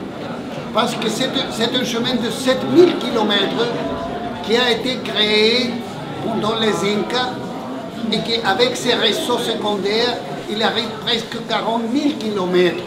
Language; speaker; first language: French; non-native, fluent; Spanish